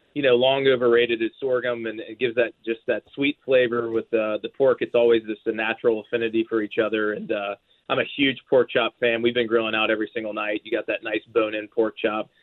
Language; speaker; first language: English; native; English